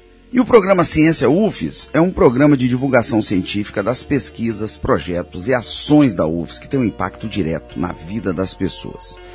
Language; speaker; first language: Portuguese; native; Portuguese